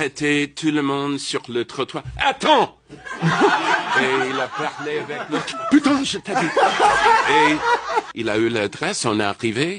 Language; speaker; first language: French; non-native, fluent; English